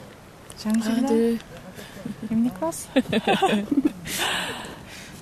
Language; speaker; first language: Kyrgyz; non-native, learner; Japanese